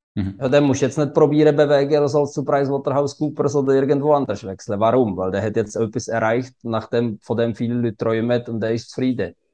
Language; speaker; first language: German; non-native, fluent; Czech